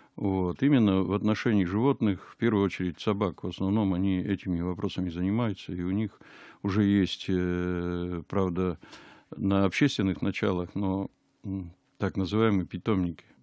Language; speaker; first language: Russian; native; Russian